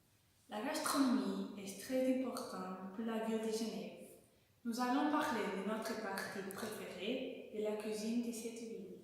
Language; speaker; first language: French; non-native, learner; Portuguese